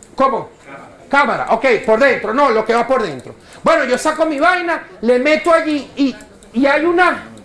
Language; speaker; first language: Spanish; native; Spanish